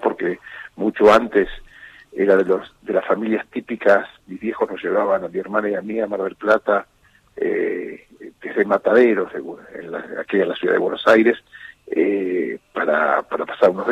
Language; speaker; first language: Spanish; native; Spanish